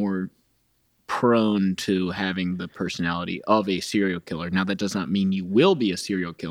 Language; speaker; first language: English; native; English